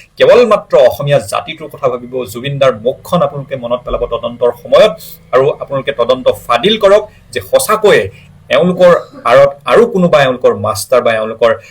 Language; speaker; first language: Assamese; native; Assamese